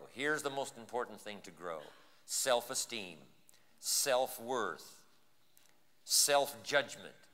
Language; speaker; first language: English; native; English